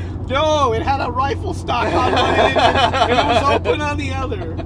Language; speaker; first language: English; native; English